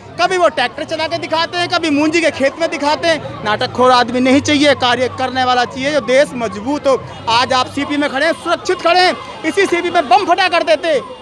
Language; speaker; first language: Hindi; native; Hindi